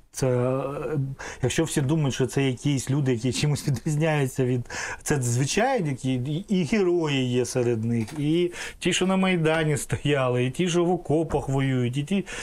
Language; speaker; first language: Ukrainian; non-native, local second language; Russian